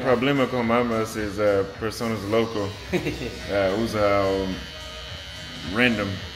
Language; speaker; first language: Spanish; non-native, learner; English